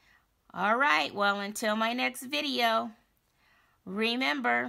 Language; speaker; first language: English; native; English